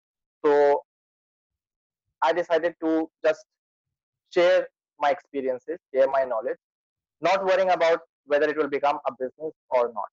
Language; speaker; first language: English; non-native, local second language; Hindi